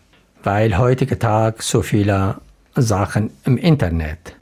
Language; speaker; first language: German; non-native, learner; Arabic